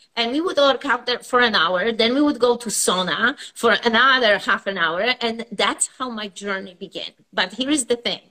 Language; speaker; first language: English; non-native, fluent; Polish